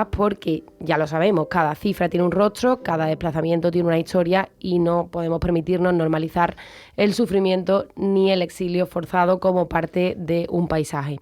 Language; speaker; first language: Spanish; native; Spanish